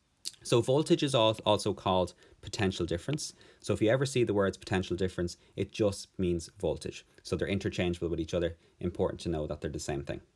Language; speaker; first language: English; native; English